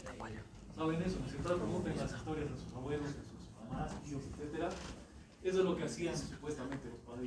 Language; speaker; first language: Spanish; native; Spanish